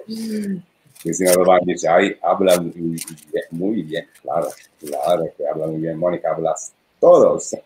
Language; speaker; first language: Spanish; non-native, fluent; Italian